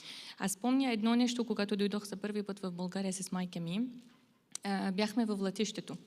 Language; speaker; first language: Bulgarian; non-native, fluent; Arabic